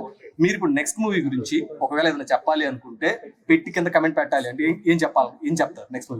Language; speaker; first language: Telugu; native; Telugu